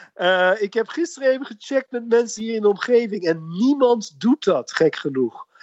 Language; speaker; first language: Dutch; native; Dutch